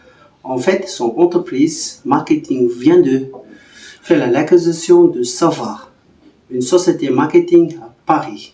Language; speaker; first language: French; non-native, learner; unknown